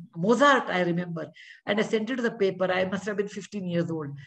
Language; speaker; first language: English; non-native, local second language; Kannada